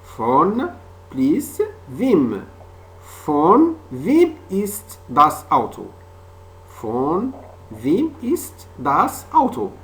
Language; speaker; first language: German; non-native, fluent; French